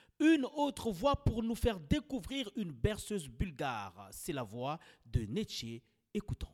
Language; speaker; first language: French; native; French